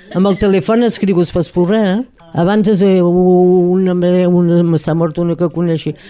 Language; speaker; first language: Catalan; native; Catalan